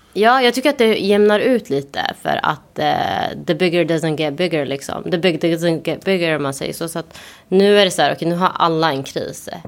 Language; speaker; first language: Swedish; early bilingual, other home language; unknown